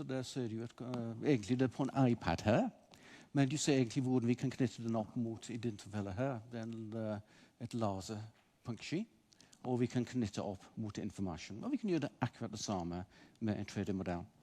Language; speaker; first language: Norwegian; non-native, fluent; English